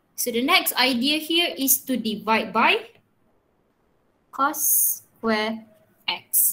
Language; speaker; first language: English; non-native, local second language; Malay